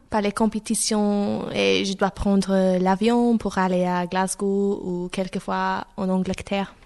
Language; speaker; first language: French; non-native, learner; English